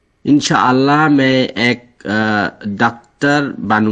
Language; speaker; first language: Hindi; non-native, learner; Bangla